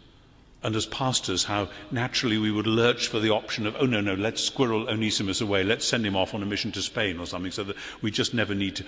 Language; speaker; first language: English; native; English